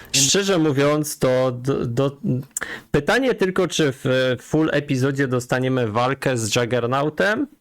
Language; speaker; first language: Polish; native; Polish